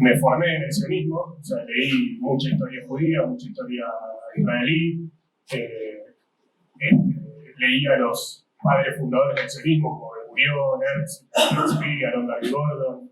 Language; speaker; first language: Spanish; native; Spanish